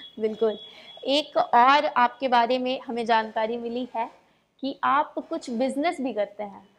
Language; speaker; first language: Hindi; native; Hindi